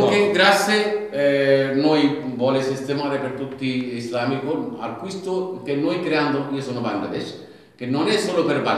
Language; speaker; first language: Italian; non-native, learner; Bangla